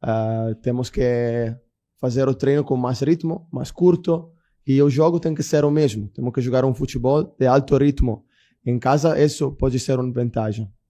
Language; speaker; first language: Portuguese; non-native, fluent; Italian